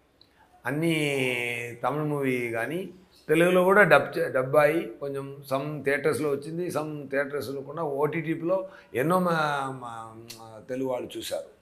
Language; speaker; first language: Telugu; non-native, learner; Tamil